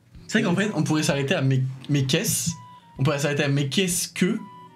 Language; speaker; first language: French; native; French